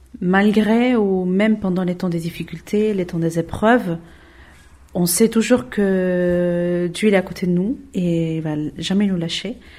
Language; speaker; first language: French; non-native, fluent; Spanish